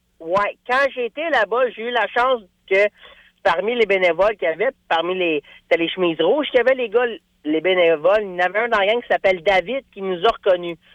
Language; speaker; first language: French; native; French